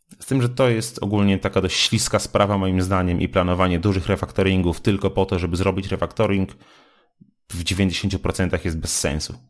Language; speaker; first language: Polish; native; Polish